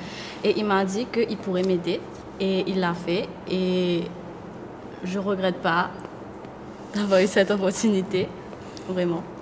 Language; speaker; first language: French; non-native, local second language; Morisyen